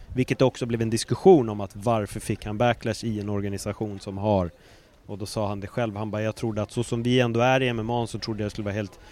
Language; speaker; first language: Swedish; native; Swedish